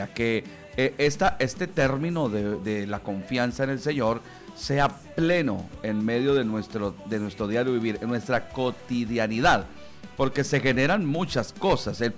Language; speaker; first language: Spanish; native; Spanish